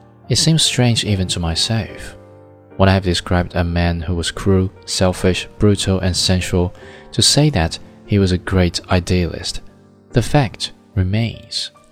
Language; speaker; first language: English; non-native, fluent; Chinese